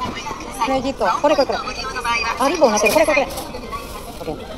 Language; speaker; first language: Japanese; non-native, local second language; Filipino